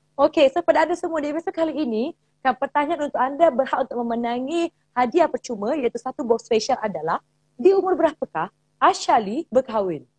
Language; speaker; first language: Malay; native; Malay